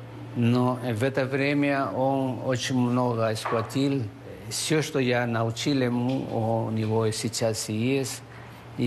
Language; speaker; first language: Russian; non-native, learner; Spanish